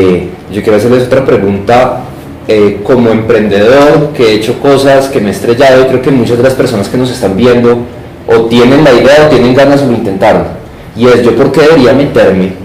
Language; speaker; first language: Spanish; native; Spanish